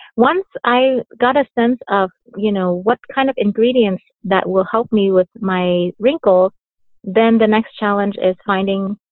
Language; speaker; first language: English; early bilingual, other home language; Vietnamese